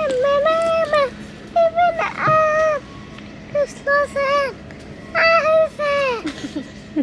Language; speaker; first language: German; early bilingual, other home language; Turkish